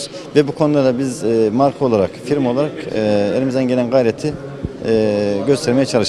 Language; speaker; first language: Turkish; native; Turkish